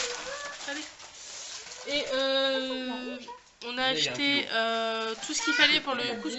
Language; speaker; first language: French; native; French